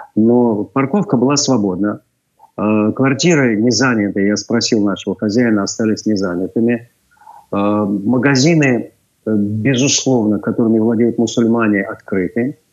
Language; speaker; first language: Russian; native; Russian